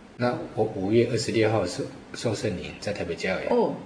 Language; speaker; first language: Chinese; native; Chinese